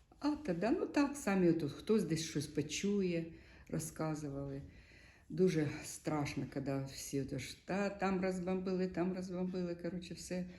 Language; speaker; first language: Ukrainian; non-native, local second language; Russian